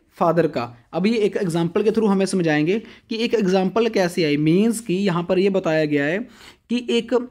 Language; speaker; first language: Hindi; non-native, local second language; Punjabi